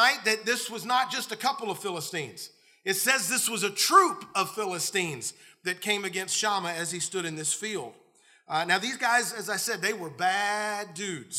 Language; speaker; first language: English; native; English